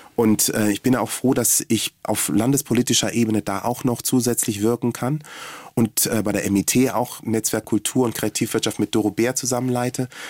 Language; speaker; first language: German; early bilingual, other home language; Swahili